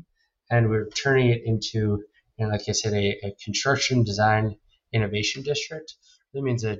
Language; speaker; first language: English; native; English